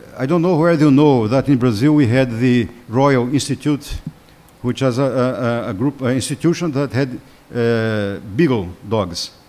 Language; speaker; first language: English; non-native, fluent; Portuguese